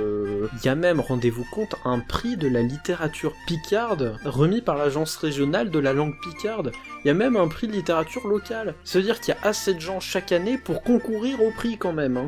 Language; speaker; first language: French; native; French